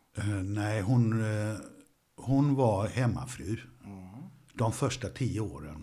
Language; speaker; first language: Swedish; early bilingual, other home language; Yiddish